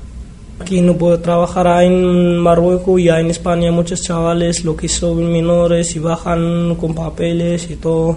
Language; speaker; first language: Spanish; non-native, learner; Arabic